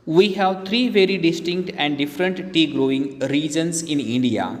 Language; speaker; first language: English; non-native, local second language; Marathi